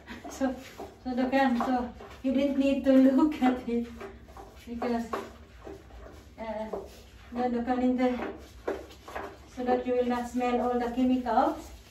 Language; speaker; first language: English; non-native, local second language; Cebuano